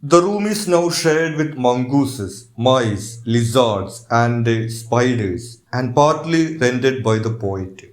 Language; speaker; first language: English; non-native, local second language; Malayalam